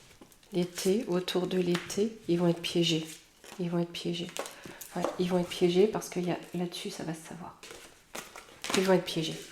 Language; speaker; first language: French; native; French